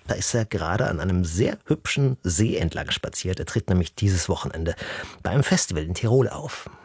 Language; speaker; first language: German; native; German